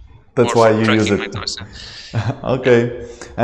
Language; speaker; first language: English; non-native, learner; Ukrainian